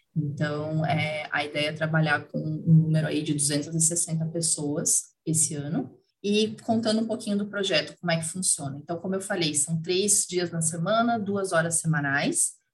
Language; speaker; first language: Portuguese; native; Portuguese